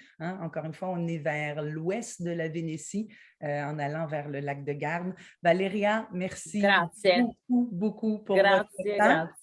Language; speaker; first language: French; native; French